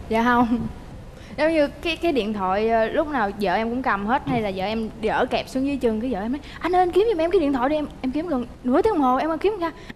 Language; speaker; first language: Vietnamese; native; Vietnamese